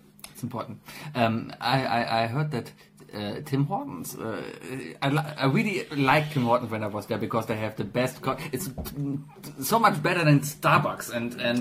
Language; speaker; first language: English; non-native, fluent; German